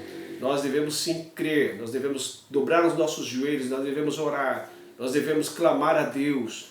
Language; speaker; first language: Portuguese; native; Portuguese